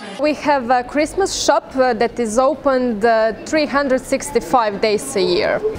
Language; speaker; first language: English; non-native, fluent; Croatian